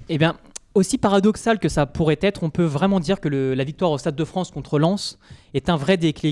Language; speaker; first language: French; native; French